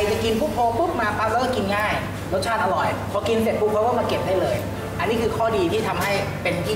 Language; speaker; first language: Thai; native; Thai